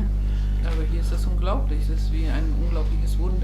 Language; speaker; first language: German; native; German